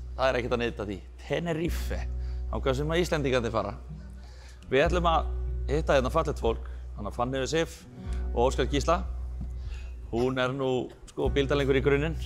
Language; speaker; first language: Icelandic; native; Icelandic